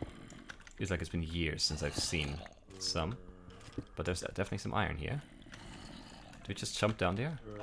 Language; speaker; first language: English; native; English